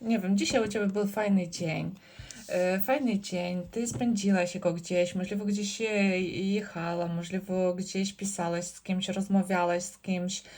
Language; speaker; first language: Polish; non-native, learner; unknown